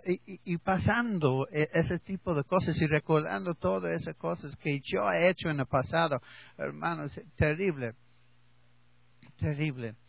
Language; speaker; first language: Spanish; non-native, learner; English